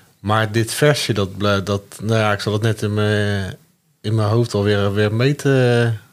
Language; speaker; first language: Dutch; native; Dutch